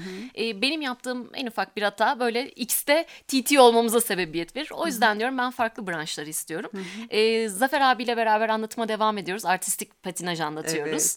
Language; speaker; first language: Turkish; native; Turkish